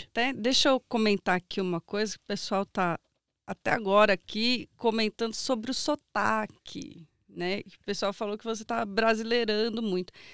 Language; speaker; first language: Portuguese; native; Portuguese